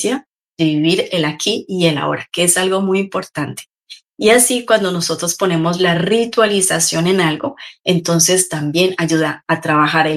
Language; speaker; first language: Spanish; native; Spanish